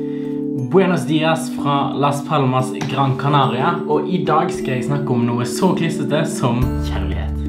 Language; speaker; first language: Norwegian; native; Norwegian